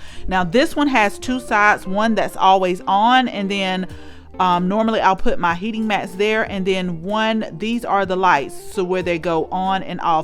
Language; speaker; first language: English; native; English